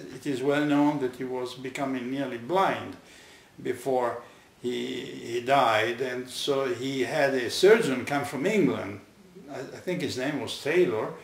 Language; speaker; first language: English; non-native, fluent; Italian